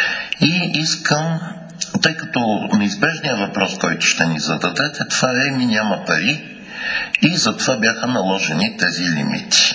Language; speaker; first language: Bulgarian; native; Bulgarian